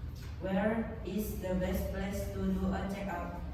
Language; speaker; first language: English; non-native, learner; Indonesian